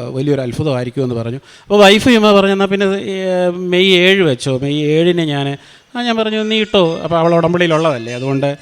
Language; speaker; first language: Malayalam; native; Malayalam